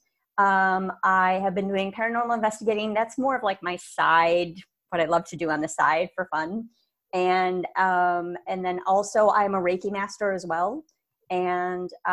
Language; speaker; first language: English; native; English